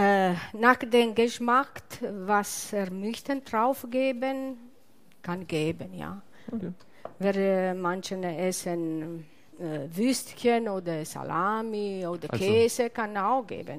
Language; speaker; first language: German; non-native, learner; Italian